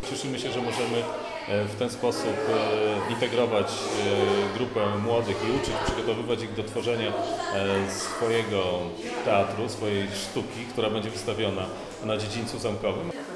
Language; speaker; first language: Polish; native; Polish